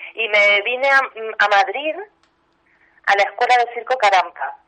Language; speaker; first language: Spanish; native; Spanish